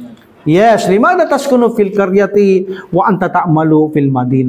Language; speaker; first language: Arabic; non-native, fluent; Filipino